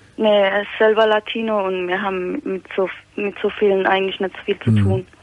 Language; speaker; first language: German; early bilingual, other home language; Italian